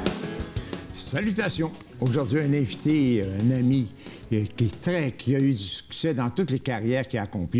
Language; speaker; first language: French; native; French